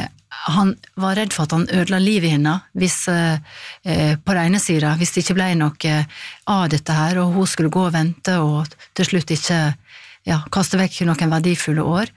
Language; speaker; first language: Norwegian; native; Norwegian